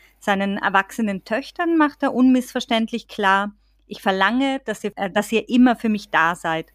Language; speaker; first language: German; native; German